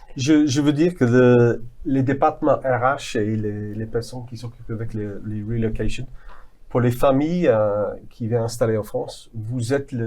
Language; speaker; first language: French; non-native, fluent; English